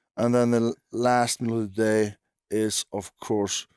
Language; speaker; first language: English; non-native, fluent; Icelandic